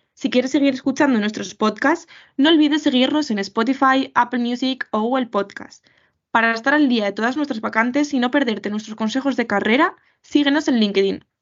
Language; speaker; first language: Spanish; native; Spanish